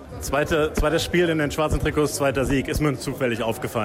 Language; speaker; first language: German; native; German